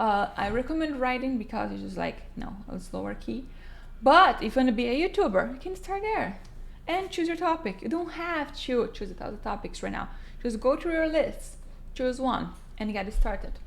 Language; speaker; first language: English; non-native, fluent; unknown